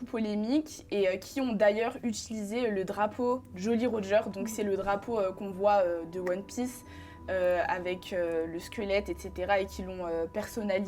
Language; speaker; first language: French; native; French